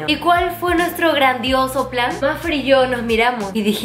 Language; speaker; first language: Spanish; native; Spanish